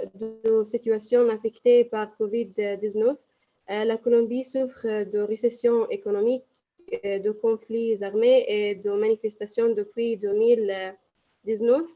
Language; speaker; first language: French; non-native, learner; Arabic